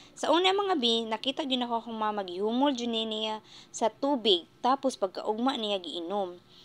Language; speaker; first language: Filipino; non-native, local second language; Cebuano